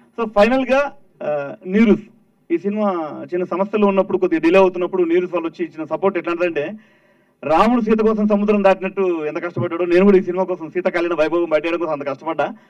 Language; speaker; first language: Telugu; native; Telugu